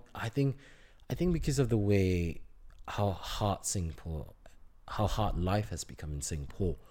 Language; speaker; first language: English; native; English